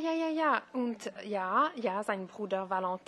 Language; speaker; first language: German; non-native, learner; French